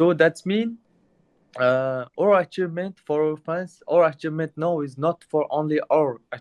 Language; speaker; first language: English; non-native, learner; Mongolian